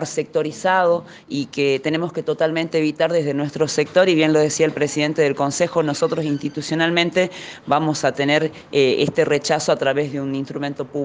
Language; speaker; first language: Spanish; native; Spanish